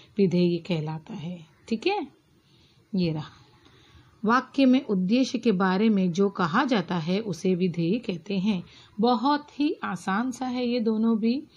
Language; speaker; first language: Hindi; non-native, local second language; Marathi